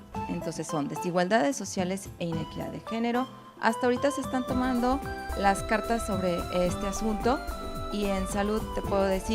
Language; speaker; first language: Spanish; native; Spanish